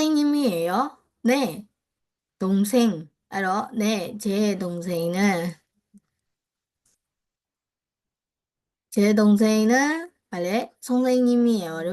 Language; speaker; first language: Korean; non-native, fluent; Burmese